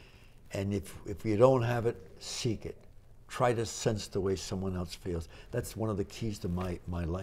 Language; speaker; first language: English; native; English